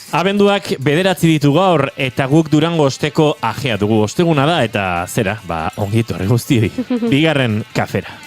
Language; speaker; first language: Basque; native; Basque